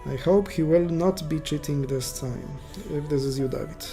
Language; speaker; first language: English; non-native, fluent; Polish